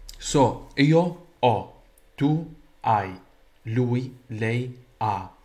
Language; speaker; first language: Italian; non-native, learner; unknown